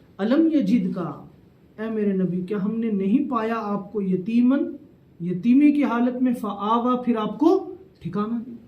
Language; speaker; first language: Urdu; non-native, local second language; Saraiki